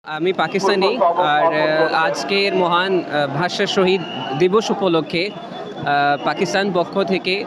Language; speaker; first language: Bangla; non-native, fluent; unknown